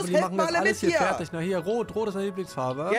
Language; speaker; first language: German; native; German